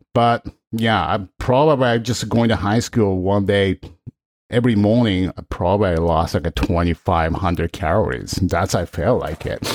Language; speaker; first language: English; non-native, fluent; Japanese